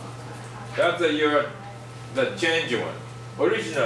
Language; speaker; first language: English; non-native, fluent; Japanese